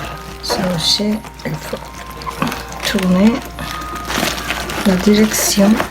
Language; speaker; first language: French; non-native, fluent; Korean